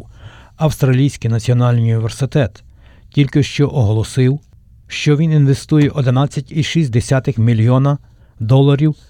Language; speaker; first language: Ukrainian; native; Ukrainian